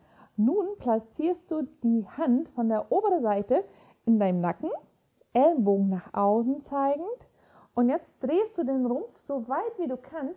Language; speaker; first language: German; native; German